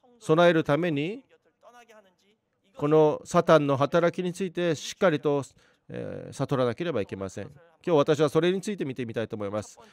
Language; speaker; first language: Japanese; non-native, fluent; Korean